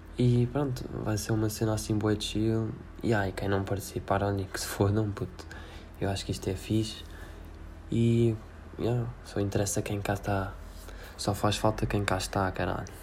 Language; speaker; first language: Portuguese; native; Portuguese